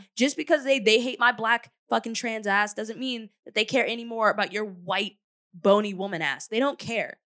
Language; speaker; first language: English; native; English